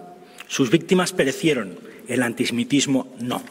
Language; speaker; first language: Spanish; native; Spanish